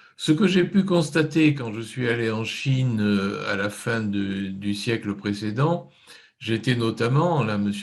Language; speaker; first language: French; native; French